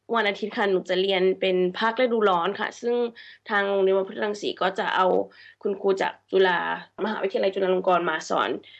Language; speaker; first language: Thai; early bilingual, heritage; Thai